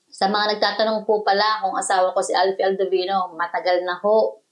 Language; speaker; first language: Filipino; native; Filipino